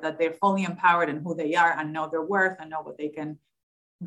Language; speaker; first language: English; non-native, fluent; Spanish